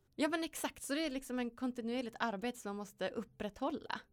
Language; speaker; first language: Swedish; native; Swedish